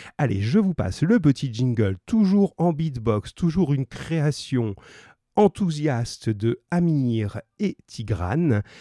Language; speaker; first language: French; native; French